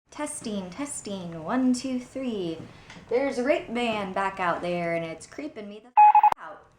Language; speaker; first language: English; native; English